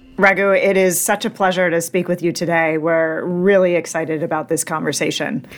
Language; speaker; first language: English; native; English